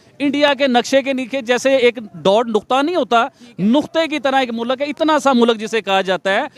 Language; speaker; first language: Urdu; non-native, local second language; Punjabi